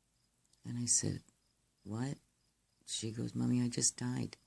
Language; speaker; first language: English; native; English